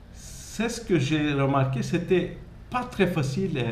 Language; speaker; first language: French; non-native, fluent; Turkish